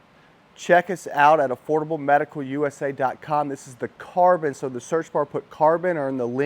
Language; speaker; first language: English; native; English